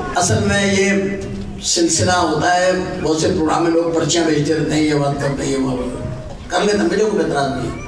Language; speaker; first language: Urdu; native; Urdu